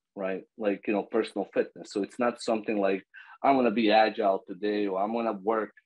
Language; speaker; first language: English; non-native, fluent; Bosnian